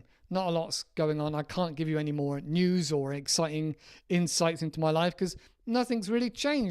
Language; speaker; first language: English; native; English